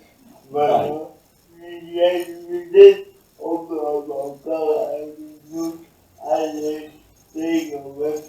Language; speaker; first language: Basque; non-native, learner; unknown